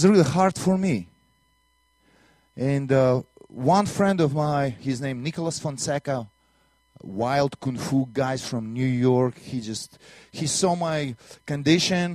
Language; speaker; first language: English; non-native, learner; Russian